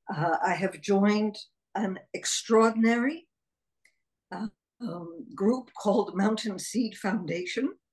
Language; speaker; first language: English; early bilingual, other home language; Hebrew